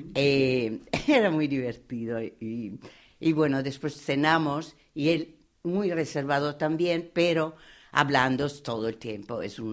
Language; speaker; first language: Catalan; non-native, fluent; Italian